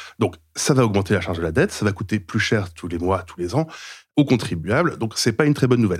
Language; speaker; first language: French; native; French